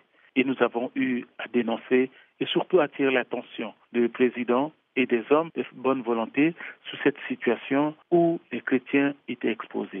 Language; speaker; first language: French; non-native, local second language; Sango